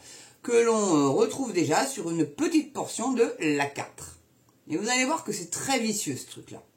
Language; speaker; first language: French; native; French